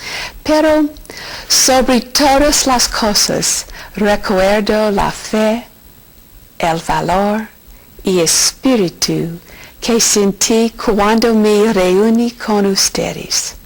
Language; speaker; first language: Spanish; non-native, learner; English